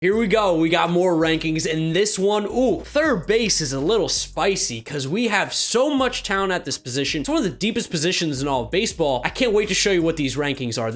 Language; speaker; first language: English; native; English